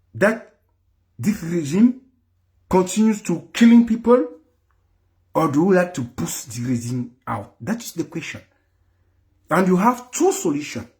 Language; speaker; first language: English; non-native, local second language; French